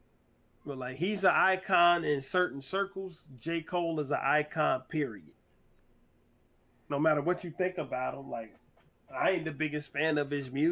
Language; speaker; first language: English; native; English